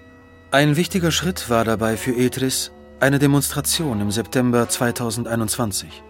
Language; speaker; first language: German; native; German